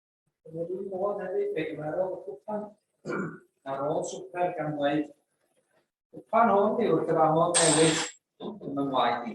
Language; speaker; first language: Welsh; native; Welsh